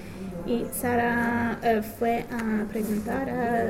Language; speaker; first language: Spanish; non-native, learner; English